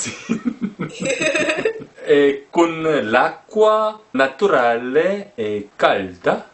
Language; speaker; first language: Italian; non-native, learner; Korean